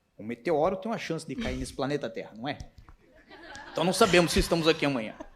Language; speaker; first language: Portuguese; native; Portuguese